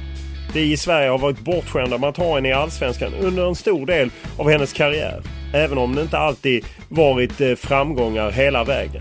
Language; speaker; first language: Swedish; native; Swedish